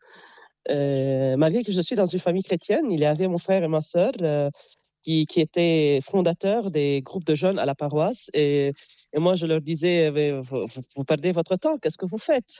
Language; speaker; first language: French; non-native, local second language; Arabic